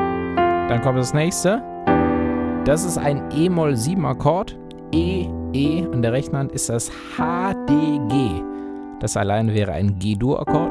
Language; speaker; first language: German; native; German